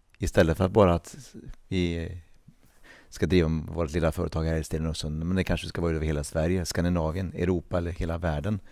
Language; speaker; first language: Swedish; native; Swedish